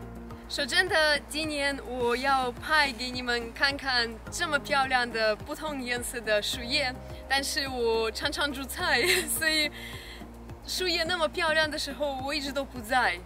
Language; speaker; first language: Chinese; non-native, fluent; Russian